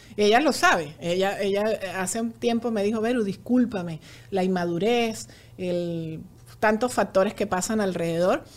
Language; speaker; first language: Spanish; native; Spanish